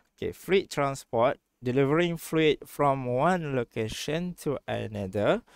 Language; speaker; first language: English; non-native, local second language; Malay